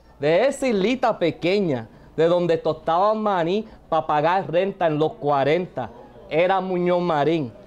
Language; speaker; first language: Spanish; early bilingual, heritage; Spanish